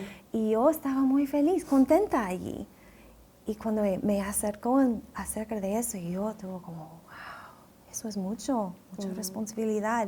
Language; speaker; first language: Spanish; non-native, fluent; English